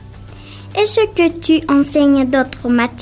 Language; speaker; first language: French; non-native, learner; Spanish